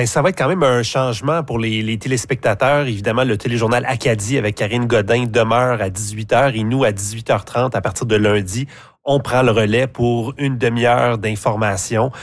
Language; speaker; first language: French; native; French